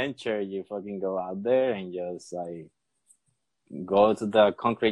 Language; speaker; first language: English; non-native, fluent; Spanish